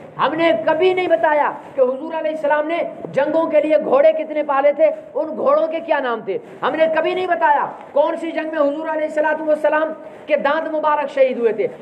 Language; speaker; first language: Urdu; non-native, local second language; Sindhi